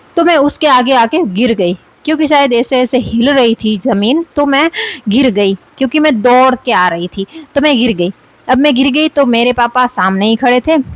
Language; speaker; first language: Hindi; non-native, local second language; Gujarati